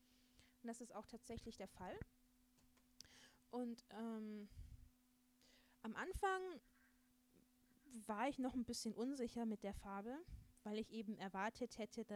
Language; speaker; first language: German; native; German